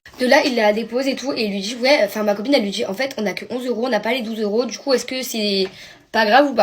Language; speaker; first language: French; native; French